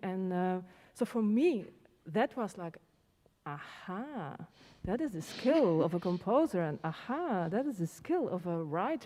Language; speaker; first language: English; non-native, fluent; Dutch